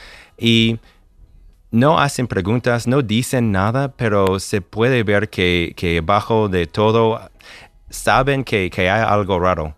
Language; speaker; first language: Spanish; non-native, fluent; English